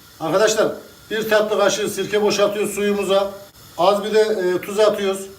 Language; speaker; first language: Turkish; native; Turkish